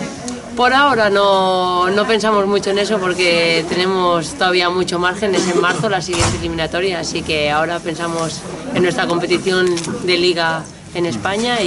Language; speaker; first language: Spanish; native; Spanish